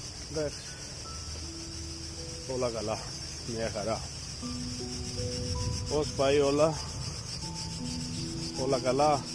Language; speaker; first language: Greek; non-native, learner; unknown